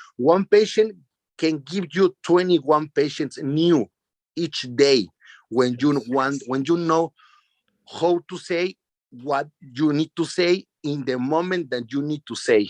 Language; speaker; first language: English; non-native, learner; Spanish